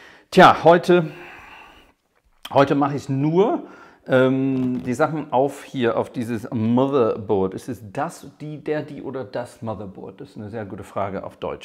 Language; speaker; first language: German; non-native, fluent; English